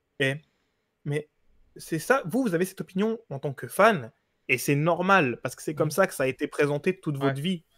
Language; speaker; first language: French; early bilingual, other home language; Portuguese